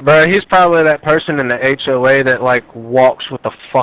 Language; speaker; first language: English; native; English